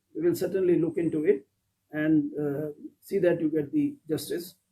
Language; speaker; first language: English; non-native, local second language; Kannada